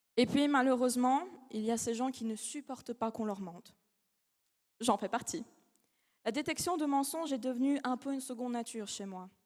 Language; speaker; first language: French; non-native, fluent; Russian